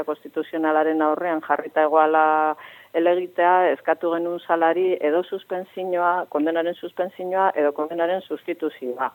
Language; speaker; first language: Basque; native; Basque